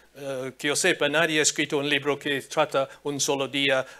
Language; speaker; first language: Spanish; non-native, fluent; English